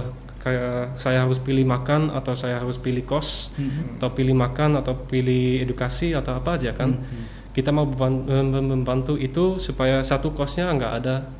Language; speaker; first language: Indonesian; early bilingual, other home language; English